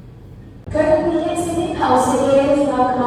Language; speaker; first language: German; non-native, learner; Indonesian